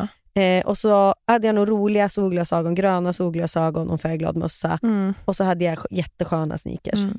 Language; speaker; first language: Swedish; native; Swedish